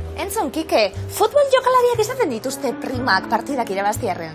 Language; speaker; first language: Basque; native; Basque